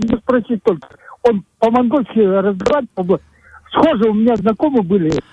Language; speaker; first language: Russian; non-native, local second language; Buriat